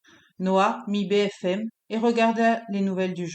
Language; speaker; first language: French; native; French